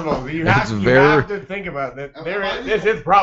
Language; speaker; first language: English; native; English